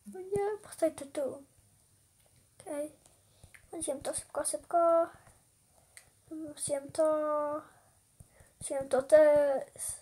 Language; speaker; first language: Polish; early bilingual, heritage; Polish